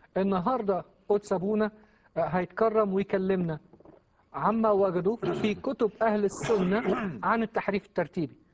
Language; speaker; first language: Arabic; native; Arabic